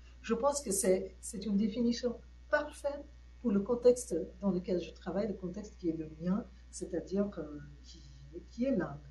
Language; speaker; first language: French; non-native, fluent; Tamil